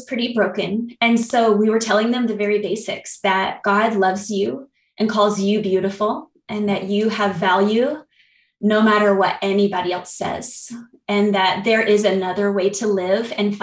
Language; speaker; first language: English; native; English